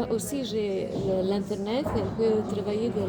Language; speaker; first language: French; non-native, fluent; Slovenian